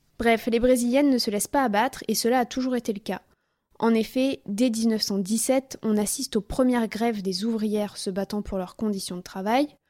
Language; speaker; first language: French; native; French